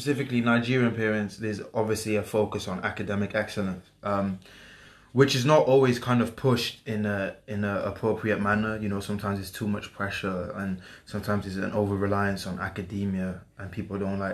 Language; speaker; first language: English; native; English